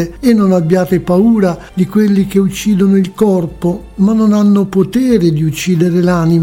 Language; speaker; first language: Italian; native; Italian